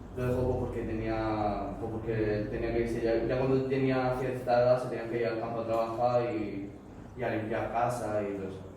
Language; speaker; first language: Spanish; native; Spanish